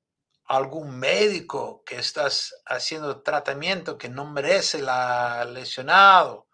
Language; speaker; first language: Spanish; non-native, learner; English